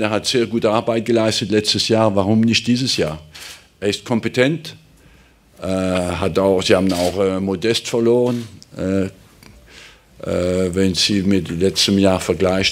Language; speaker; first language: German; non-native, fluent; French